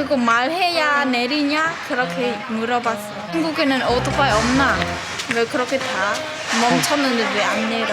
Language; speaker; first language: Korean; non-native, fluent; Khmer